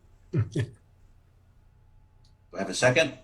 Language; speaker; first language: English; native; English